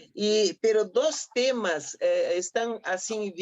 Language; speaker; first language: Spanish; non-native, fluent; Portuguese